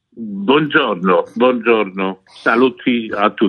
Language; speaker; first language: Italian; non-native, fluent; Polish